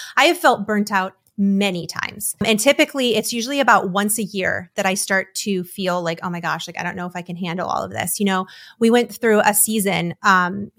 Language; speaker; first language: English; native; English